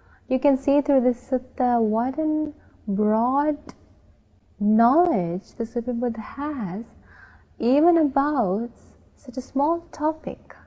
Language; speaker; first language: English; non-native, local second language; Sinhala